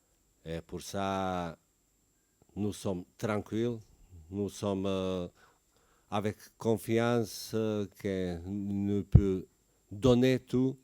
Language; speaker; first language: French; non-native, learner; Bosnian